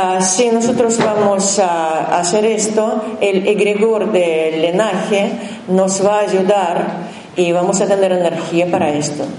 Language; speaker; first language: Spanish; non-native, learner; Russian